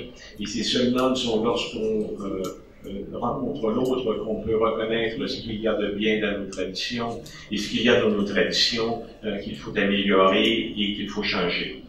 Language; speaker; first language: French; non-native, local second language; Arabic